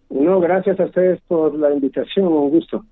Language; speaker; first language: Spanish; native; Spanish